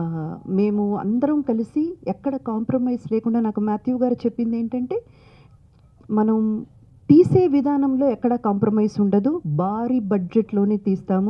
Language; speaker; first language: Telugu; native; Telugu